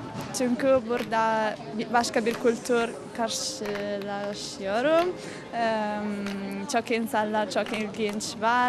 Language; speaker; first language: Turkish; non-native, learner; Italian